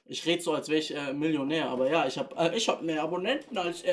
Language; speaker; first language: German; native; German